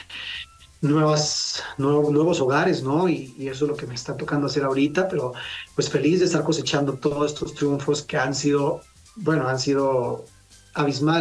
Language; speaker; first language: Spanish; native; Spanish